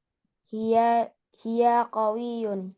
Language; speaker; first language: Arabic; non-native, learner; Indonesian